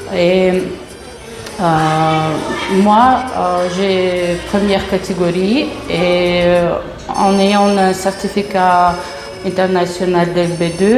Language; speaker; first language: French; non-native, fluent; Russian